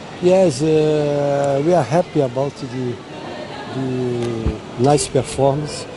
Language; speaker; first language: English; non-native, learner; Portuguese